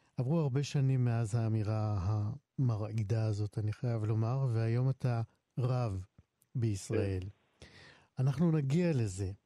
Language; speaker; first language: Hebrew; native; Hebrew